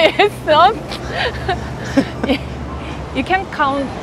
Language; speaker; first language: English; non-native, learner; Japanese